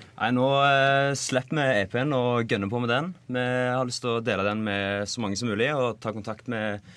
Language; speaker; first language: Norwegian; native; Norwegian